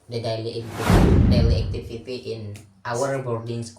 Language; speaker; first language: English; non-native, learner; Indonesian